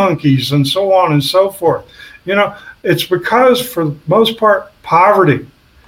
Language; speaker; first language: English; native; English